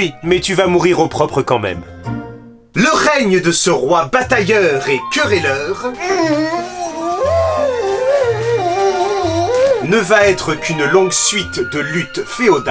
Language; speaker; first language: French; native; French